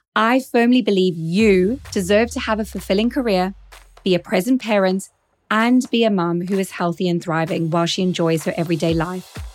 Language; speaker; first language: English; native; English